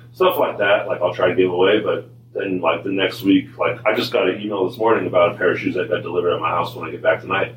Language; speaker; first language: English; native; English